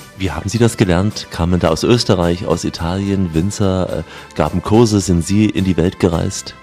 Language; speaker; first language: German; native; German